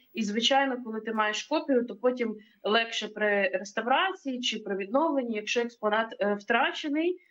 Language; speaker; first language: Ukrainian; native; Ukrainian